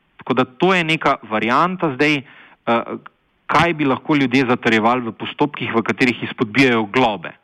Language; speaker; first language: Slovenian; native; Slovenian